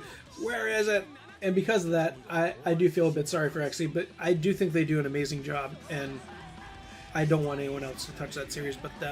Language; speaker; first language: English; native; English